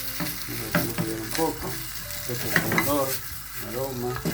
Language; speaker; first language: Spanish; native; Spanish